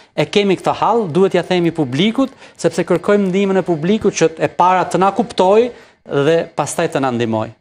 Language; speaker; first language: Albanian; native; Albanian